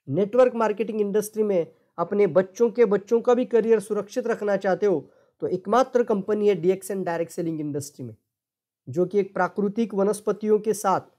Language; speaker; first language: Hindi; non-native, local second language; Marathi